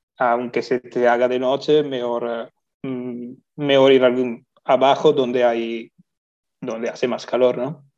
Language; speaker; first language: Spanish; non-native, fluent; Italian